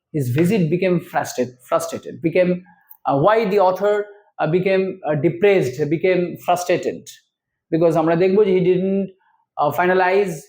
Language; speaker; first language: English; non-native, local second language; Bangla